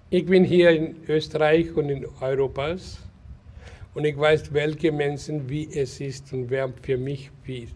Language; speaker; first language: German; non-native, learner; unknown